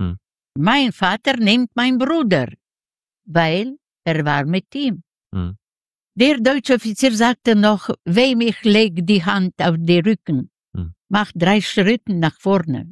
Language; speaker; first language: German; non-native, learner; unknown